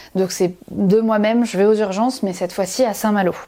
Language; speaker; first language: French; native; French